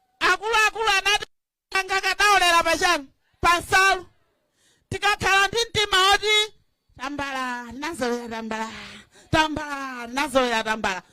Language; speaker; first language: Nyanja; native; Nyanja